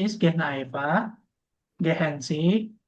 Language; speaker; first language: German; non-native, learner; Indonesian